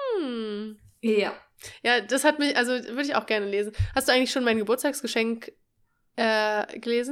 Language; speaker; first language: German; native; German